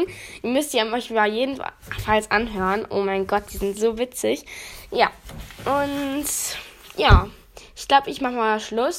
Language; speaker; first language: German; native; German